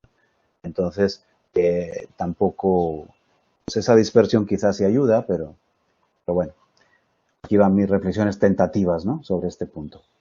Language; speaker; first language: Spanish; native; Spanish